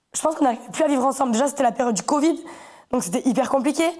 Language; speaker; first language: French; native; French